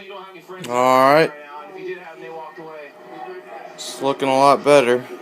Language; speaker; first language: English; native; English